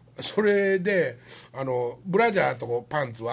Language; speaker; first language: Japanese; native; Japanese